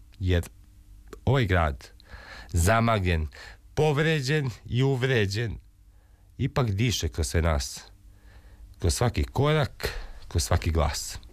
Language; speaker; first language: Serbian; native; Serbian